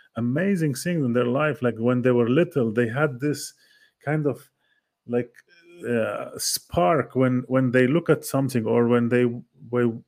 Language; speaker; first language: English; non-native, fluent; Arabic